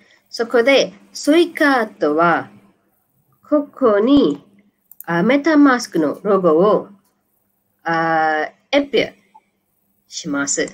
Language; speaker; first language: Japanese; non-native, learner; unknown